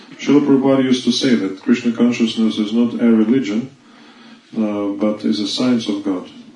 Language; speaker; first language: English; non-native, fluent; Russian